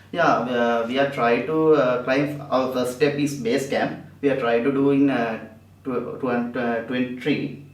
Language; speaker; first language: English; non-native, local second language; Sinhala